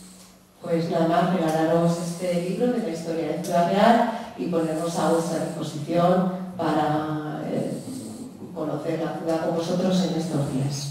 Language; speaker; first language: Spanish; native; Spanish